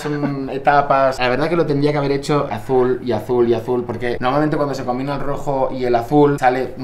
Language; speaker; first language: Spanish; native; Spanish